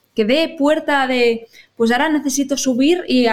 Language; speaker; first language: Spanish; native; Spanish